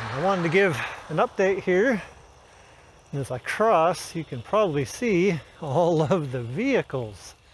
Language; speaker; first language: English; native; English